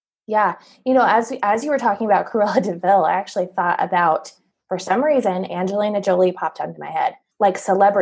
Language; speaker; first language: English; native; English